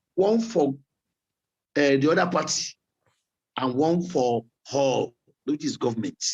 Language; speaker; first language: English; non-native, local second language; Yoruba